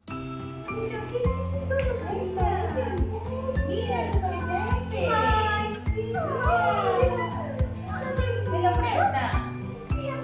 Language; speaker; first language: Spanish; native; Spanish